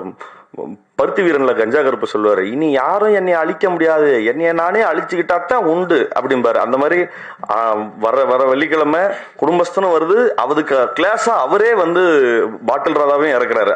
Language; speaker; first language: Tamil; native; Tamil